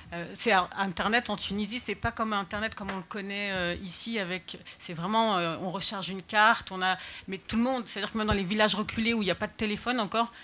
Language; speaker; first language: French; native; French